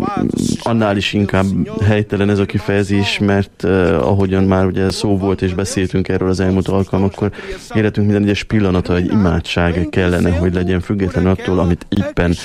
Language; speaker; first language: Hungarian; native; Hungarian